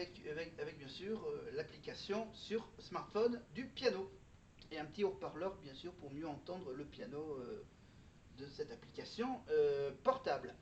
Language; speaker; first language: French; native; French